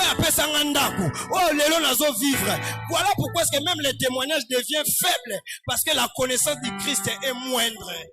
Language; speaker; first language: French; non-native, local second language; Lingala